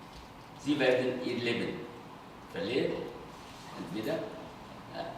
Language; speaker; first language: German; non-native, fluent; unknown